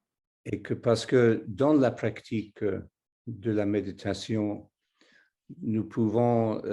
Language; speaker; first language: French; non-native, fluent; English